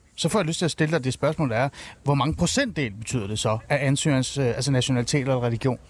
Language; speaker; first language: Danish; early bilingual, other home language; Persian